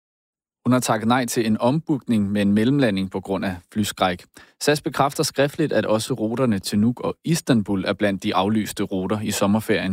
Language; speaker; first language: Danish; native; Danish